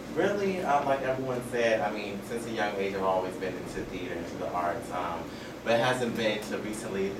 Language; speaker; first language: English; native; English